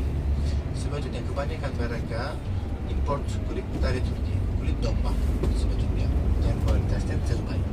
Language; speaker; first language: Indonesian; non-native, fluent; Turkish